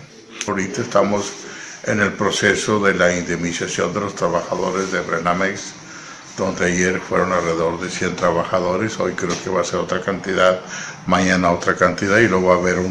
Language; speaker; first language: Spanish; native; Spanish